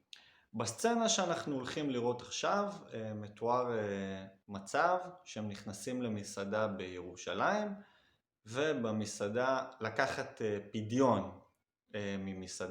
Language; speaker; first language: Hebrew; native; Hebrew